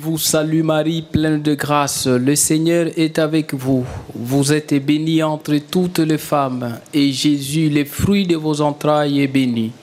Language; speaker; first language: French; native; French